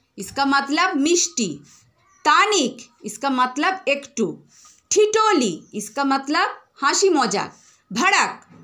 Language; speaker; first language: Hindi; non-native, local second language; Bangla